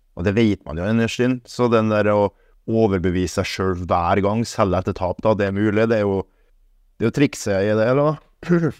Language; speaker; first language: Norwegian; early bilingual, other home language; German